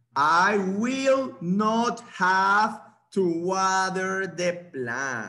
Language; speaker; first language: English; non-native, fluent; Spanish